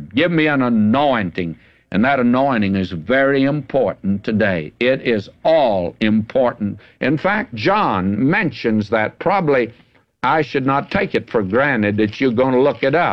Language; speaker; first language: English; native; English